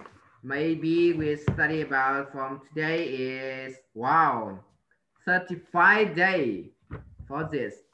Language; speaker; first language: English; non-native, learner; Vietnamese